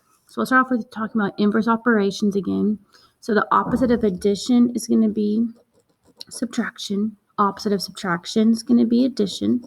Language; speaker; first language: English; native; English